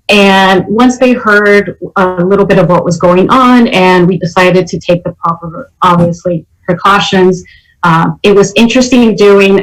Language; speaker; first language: English; native; English